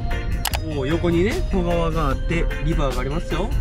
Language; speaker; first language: Japanese; native; Japanese